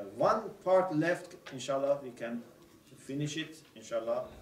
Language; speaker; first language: English; non-native, fluent; Persian